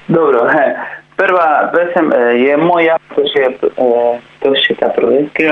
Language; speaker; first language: Slovenian; non-native, learner; Spanish